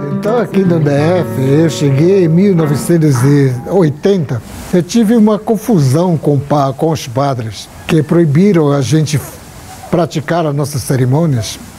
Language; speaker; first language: Portuguese; non-native, local second language; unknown